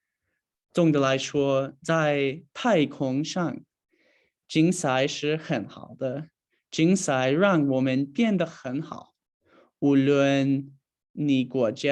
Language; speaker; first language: Chinese; non-native, learner; English